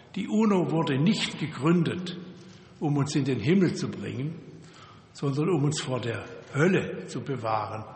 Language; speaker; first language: German; native; German